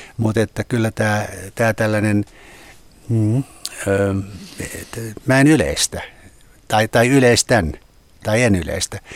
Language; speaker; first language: Finnish; native; Finnish